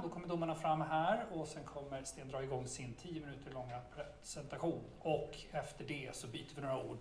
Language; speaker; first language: Swedish; native; Swedish